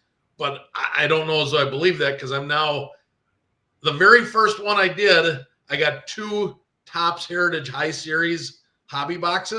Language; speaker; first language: English; native; English